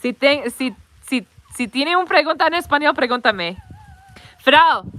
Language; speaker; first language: Spanish; non-native, learner; English